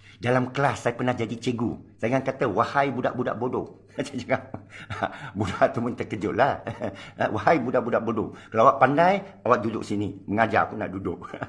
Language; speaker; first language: Malay; non-native, local second language; Min Nan Chinese